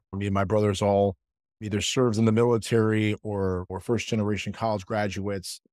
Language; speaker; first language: English; early bilingual, other home language; Spanish